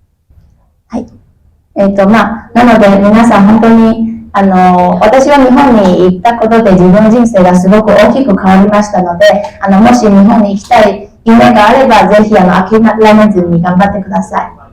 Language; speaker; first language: Japanese; non-native, fluent; Chinese